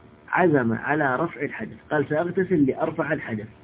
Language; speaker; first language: Arabic; native; Arabic